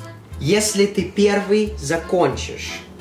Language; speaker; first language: Russian; early bilingual, heritage; Russian